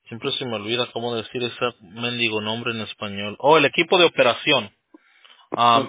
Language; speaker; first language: Spanish; early bilingual, heritage; Spanish